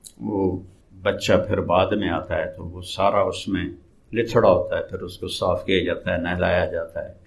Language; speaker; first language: Urdu; non-native, local second language; Saraiki